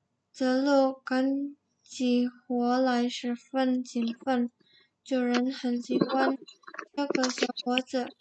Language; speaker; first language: Chinese; non-native, learner; Indonesian